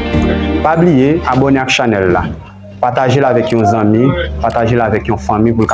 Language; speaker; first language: French; non-native, local second language; Haitian Creole